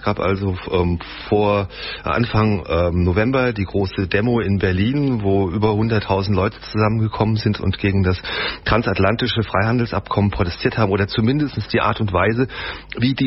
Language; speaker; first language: German; native; German